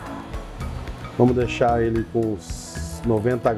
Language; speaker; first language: Portuguese; native; Portuguese